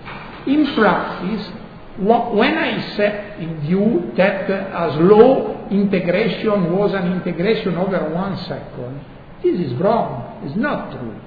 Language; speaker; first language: English; non-native, fluent; Italian